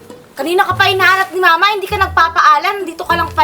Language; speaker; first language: Filipino; native; Filipino